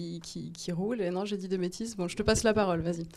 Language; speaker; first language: French; native; French